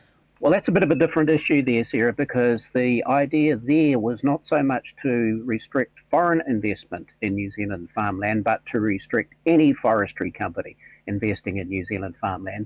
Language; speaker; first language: English; native; English